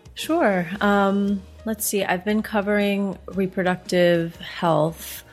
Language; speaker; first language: English; native; English